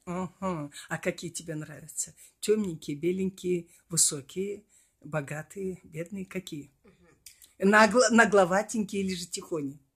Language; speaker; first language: Russian; non-native, local second language; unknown